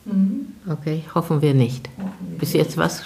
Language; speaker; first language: German; non-native, fluent; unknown